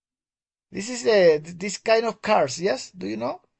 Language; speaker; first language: English; non-native, fluent; Spanish